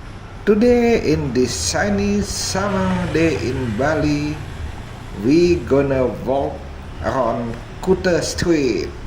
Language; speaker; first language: English; non-native, fluent; Indonesian